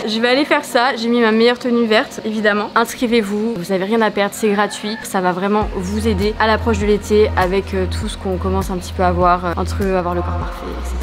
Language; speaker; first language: French; native; French